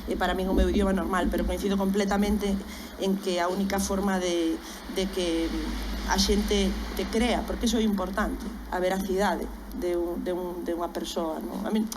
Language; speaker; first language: Galician; non-native, local second language; Spanish